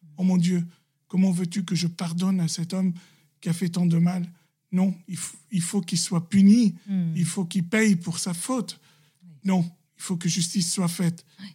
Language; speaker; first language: French; non-native, local second language; Arabic